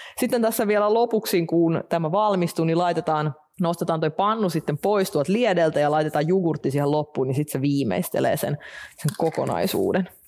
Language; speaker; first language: Finnish; non-native, fluent; Russian